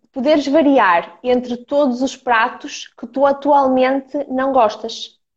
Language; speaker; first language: Portuguese; early bilingual, other home language; Ukrainian